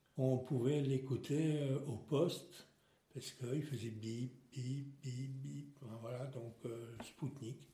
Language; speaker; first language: French; non-native, local second language; Swiss German